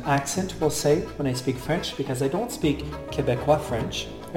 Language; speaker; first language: English; non-native, local second language; French